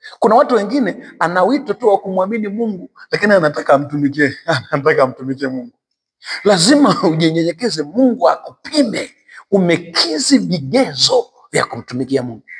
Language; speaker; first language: Swahili; native; Swahili